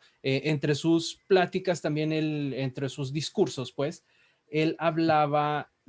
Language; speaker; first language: Spanish; native; Spanish